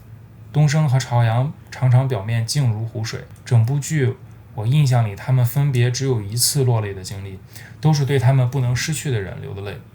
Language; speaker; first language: Chinese; native; Chinese